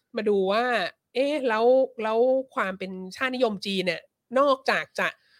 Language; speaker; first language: Thai; native; Thai